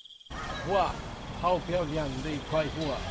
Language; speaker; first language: Chinese; non-native, learner; Spanish